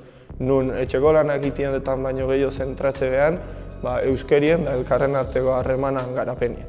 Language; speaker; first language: Basque; native; Basque